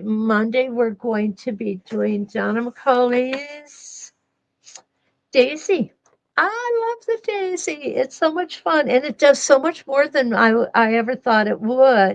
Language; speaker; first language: English; native; English